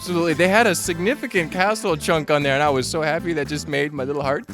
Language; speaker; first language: English; native; English